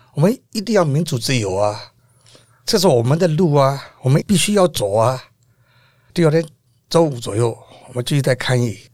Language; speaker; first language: Chinese; non-native, fluent; Burmese